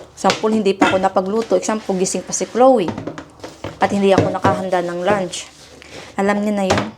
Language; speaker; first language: Filipino; non-native, local second language; Hiligaynon